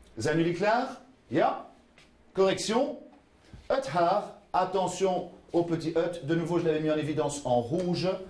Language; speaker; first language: French; native; French